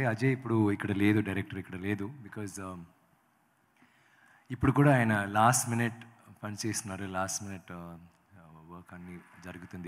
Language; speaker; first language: Telugu; non-native, local second language; Tamil